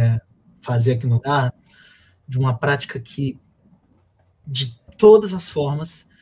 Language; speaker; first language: Portuguese; native; Portuguese